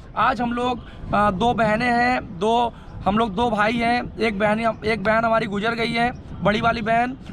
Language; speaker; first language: Hindi; non-native, local second language; Bangla